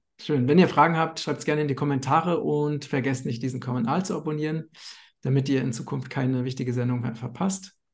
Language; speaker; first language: German; native; German